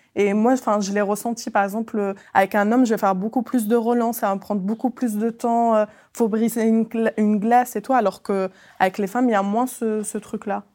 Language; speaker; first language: French; early bilingual, other home language; Arabic